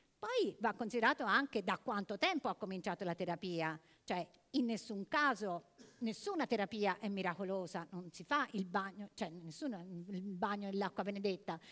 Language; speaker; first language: Italian; native; Italian